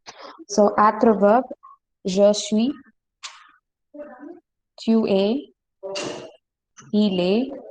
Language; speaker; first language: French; non-native, learner; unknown